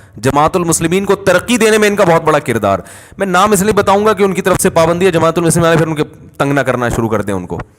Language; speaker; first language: Urdu; native; Urdu